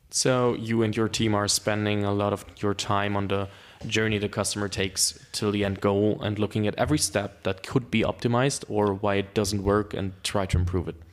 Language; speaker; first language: English; non-native, fluent; German